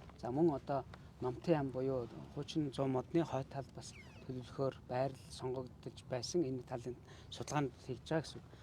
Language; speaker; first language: Mongolian; native; Mongolian